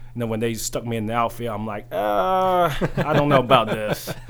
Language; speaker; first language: English; early bilingual, other home language; Chinese